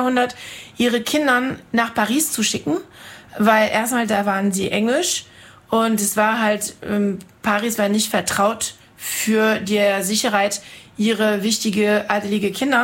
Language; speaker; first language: German; non-native, fluent; French